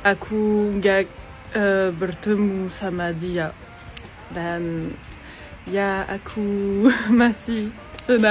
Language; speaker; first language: Indonesian; non-native, learner; French